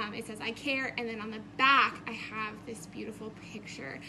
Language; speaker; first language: English; native; English